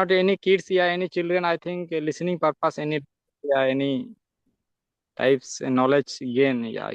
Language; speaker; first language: English; non-native, learner; Santali